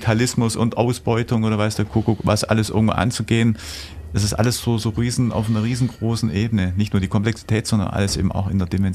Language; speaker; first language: German; native; German